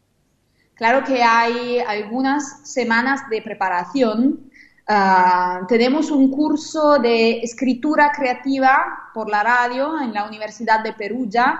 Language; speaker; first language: Spanish; non-native, fluent; Italian